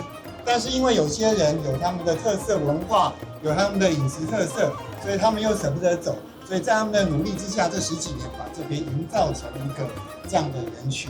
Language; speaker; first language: Chinese; native; Chinese